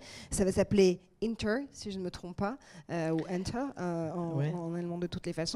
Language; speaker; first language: French; native; French